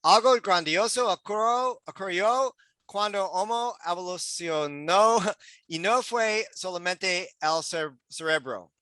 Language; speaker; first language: Spanish; non-native, learner; English